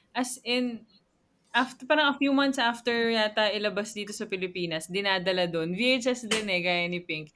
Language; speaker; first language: Filipino; native; Filipino